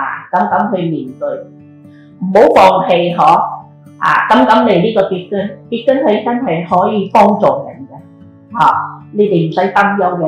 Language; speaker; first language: Cantonese; native; Cantonese